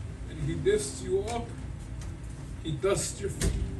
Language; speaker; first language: English; early bilingual, other home language; Spanish